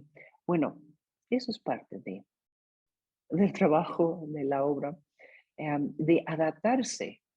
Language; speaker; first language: Spanish; non-native, fluent; English